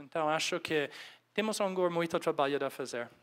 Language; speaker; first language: Portuguese; non-native, fluent; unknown